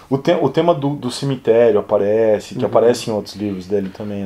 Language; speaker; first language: Portuguese; native; Portuguese